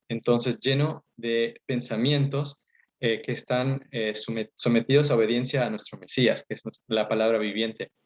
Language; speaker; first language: Spanish; early bilingual, heritage; Spanish